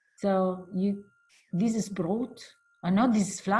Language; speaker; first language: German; non-native, learner; Italian